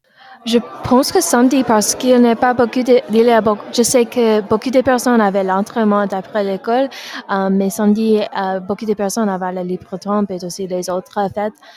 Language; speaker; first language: French; non-native, learner; English